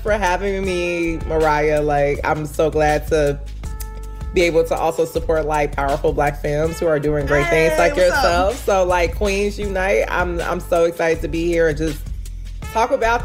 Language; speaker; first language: English; native; English